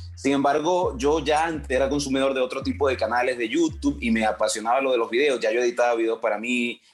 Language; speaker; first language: Spanish; native; Spanish